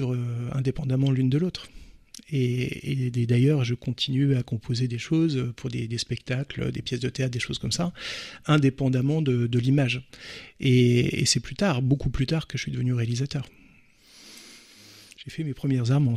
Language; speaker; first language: French; native; French